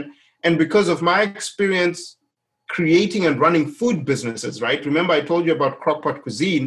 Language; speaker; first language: English; non-native, local second language; Shona